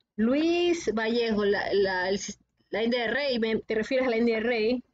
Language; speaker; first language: Spanish; native; Spanish